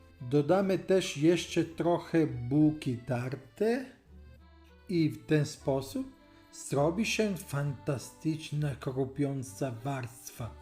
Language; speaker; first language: Polish; non-native, learner; Italian